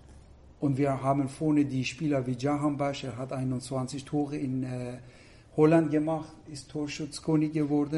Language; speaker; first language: German; non-native, fluent; Persian